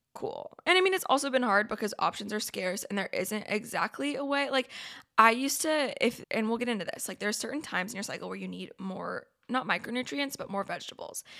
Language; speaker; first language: English; native; English